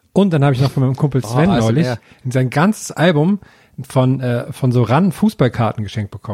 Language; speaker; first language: German; native; German